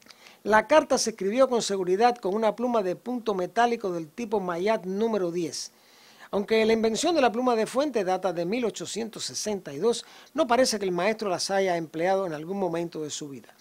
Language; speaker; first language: Spanish; native; Spanish